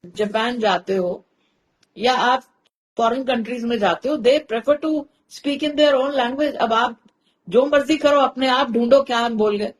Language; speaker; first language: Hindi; native; Hindi